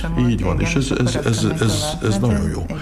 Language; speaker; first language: Hungarian; early bilingual, heritage; Hungarian